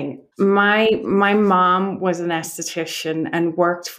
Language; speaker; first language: English; native; English